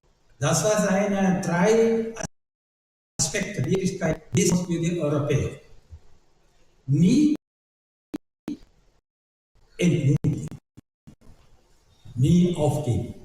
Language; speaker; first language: German; non-native, learner; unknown